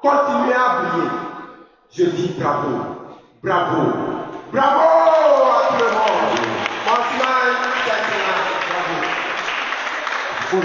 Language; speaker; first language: French; non-native, fluent; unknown